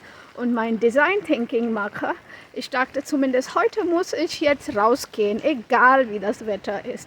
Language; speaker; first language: German; non-native, fluent; Konkani